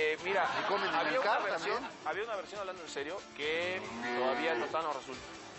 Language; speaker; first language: Spanish; native; Spanish